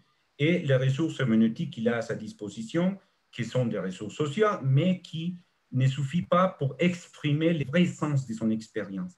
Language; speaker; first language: French; non-native, fluent; Spanish